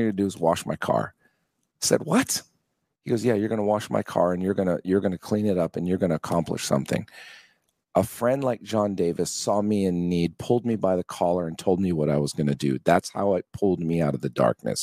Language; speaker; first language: English; native; English